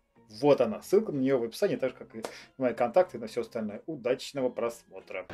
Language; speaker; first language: Russian; native; Russian